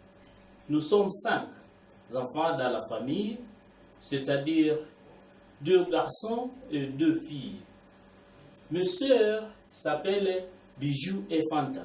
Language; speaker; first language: French; non-native, learner; Swahili